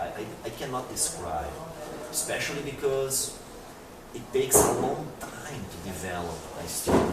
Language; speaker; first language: English; non-native, fluent; Portuguese